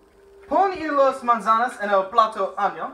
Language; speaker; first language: Spanish; non-native, learner; English